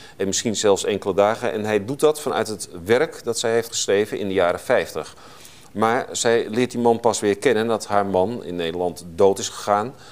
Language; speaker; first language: Dutch; native; Dutch